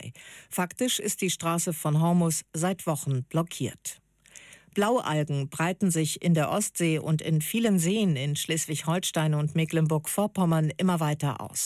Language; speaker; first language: German; native; German